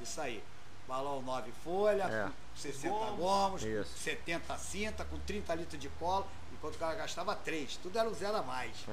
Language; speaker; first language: Portuguese; native; Portuguese